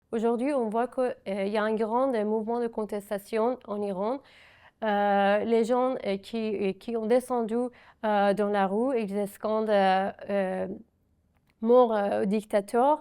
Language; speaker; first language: French; non-native, fluent; Persian